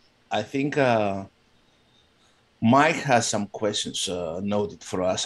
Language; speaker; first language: English; non-native, fluent; Greek